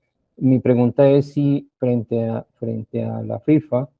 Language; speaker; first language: Spanish; native; Spanish